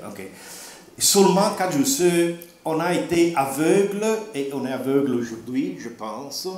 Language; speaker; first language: French; non-native, learner; Italian